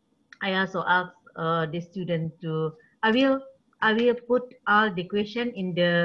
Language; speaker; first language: English; non-native, learner; Indonesian